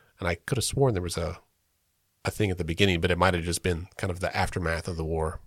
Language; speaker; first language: English; native; English